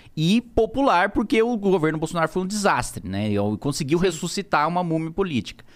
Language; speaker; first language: Portuguese; native; Portuguese